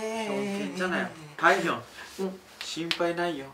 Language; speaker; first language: Korean; non-native, learner; Japanese